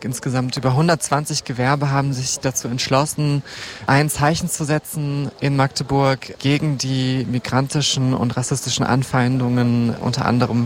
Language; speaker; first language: German; native; German